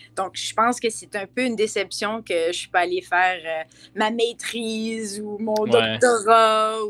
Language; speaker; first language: French; native; French